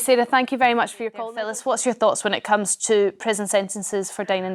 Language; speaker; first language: English; native; English